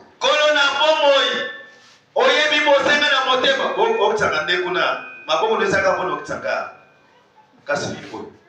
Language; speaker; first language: Lingala; native; Lingala